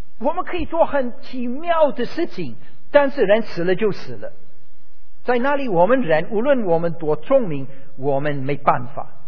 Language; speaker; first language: Chinese; non-native, fluent; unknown